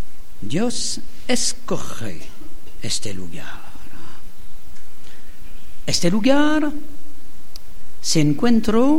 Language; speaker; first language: Spanish; non-native, learner; French